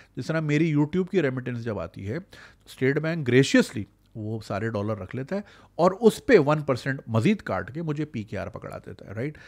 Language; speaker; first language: Urdu; native; Urdu